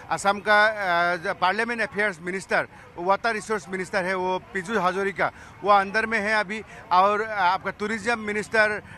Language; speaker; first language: Hindi; non-native, local second language; Assamese